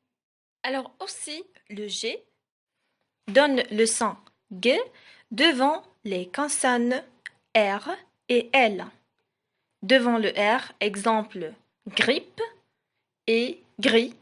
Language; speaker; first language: French; non-native, local second language; Arabic